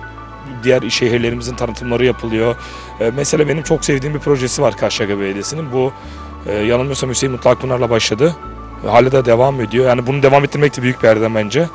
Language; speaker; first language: Turkish; native; Turkish